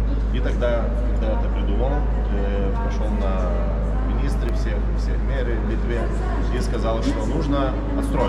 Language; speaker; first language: Russian; non-native, learner; Lithuanian